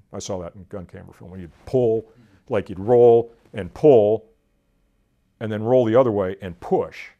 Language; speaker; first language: English; native; English